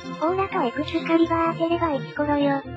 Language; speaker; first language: Japanese; native; Japanese